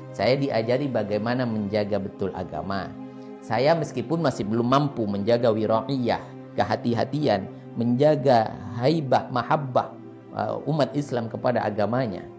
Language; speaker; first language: Indonesian; non-native, local second language; Madurese